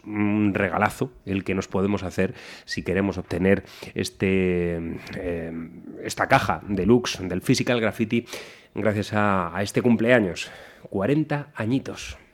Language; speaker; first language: Spanish; native; Spanish